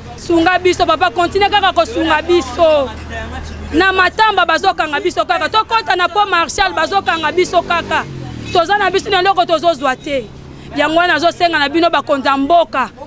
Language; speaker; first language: Lingala; non-native, local second language; Kongo